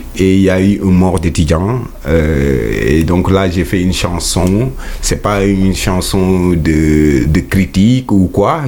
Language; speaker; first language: French; non-native, local second language; Wolof